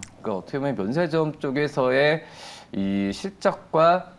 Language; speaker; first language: Korean; native; Korean